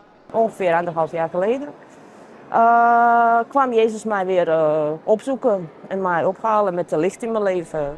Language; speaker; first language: Dutch; early bilingual, other home language; Croatian